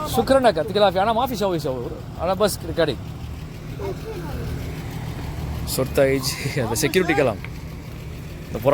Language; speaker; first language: Arabic; non-native, learner; Tamil